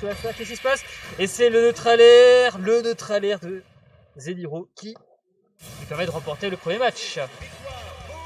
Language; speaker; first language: French; native; French